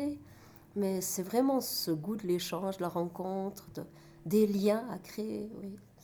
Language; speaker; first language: French; native; French